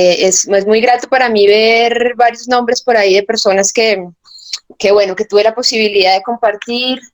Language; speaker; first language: Spanish; native; Spanish